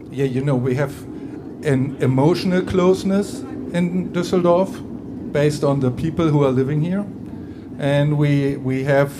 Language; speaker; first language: English; non-native, fluent; German